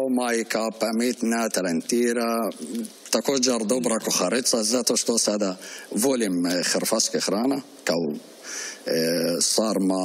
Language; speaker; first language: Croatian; non-native, learner; Arabic